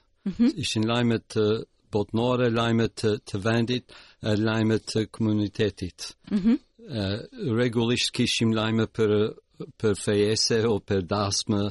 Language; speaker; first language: Albanian; early bilingual, heritage; Albanian